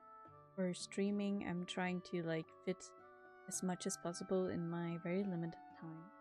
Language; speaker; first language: English; non-native, fluent; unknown